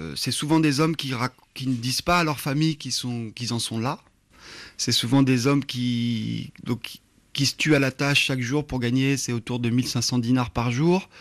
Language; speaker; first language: French; native; French